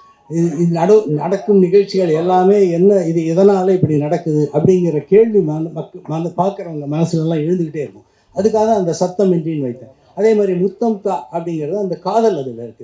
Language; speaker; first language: Tamil; native; Tamil